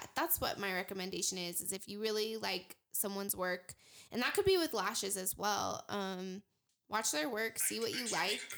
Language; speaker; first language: English; native; English